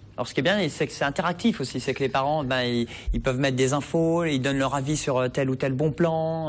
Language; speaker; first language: French; native; French